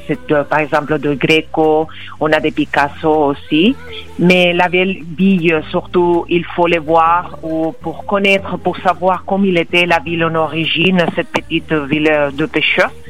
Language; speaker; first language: French; non-native, fluent; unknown